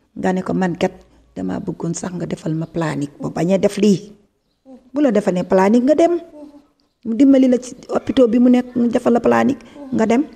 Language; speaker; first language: Wolof; native; Wolof